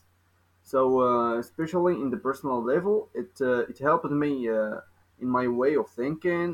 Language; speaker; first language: English; non-native, fluent; Arabic